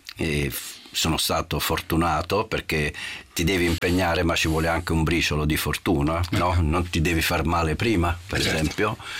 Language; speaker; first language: Italian; native; Italian